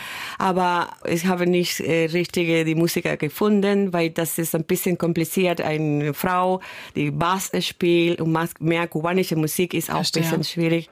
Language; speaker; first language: German; non-native, fluent; Spanish